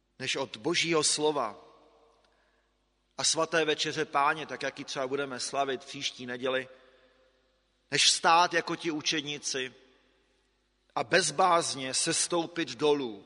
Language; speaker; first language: Czech; native; Czech